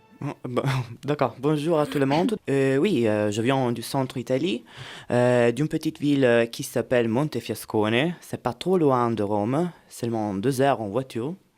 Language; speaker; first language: French; non-native, fluent; Italian